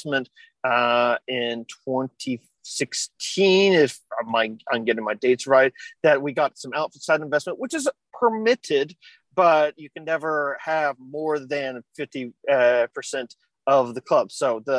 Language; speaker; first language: English; native; English